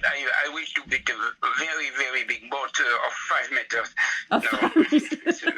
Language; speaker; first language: English; non-native, learner; French